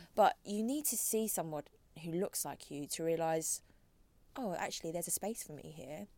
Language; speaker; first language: English; native; English